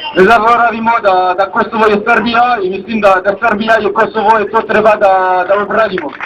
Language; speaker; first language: Bosnian; non-native, fluent; French